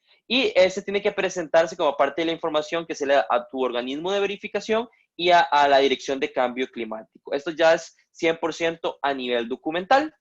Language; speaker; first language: Spanish; native; Spanish